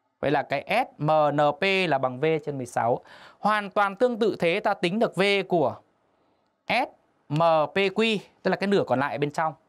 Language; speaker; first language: Vietnamese; native; Vietnamese